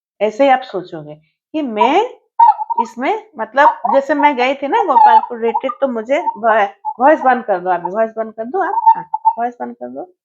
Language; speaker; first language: Hindi; non-native, local second language; Odia